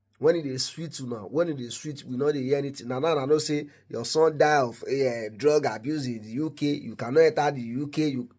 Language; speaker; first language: Nigerian Pidgin; non-native, local second language; Yoruba